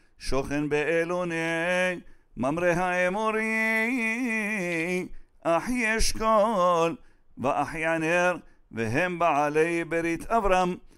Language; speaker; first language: Hebrew; native; Hebrew